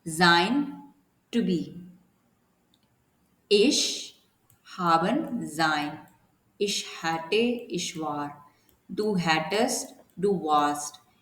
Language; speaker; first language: German; non-native, learner; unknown